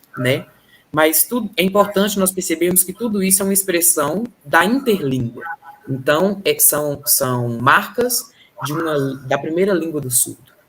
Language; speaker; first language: Portuguese; native; Portuguese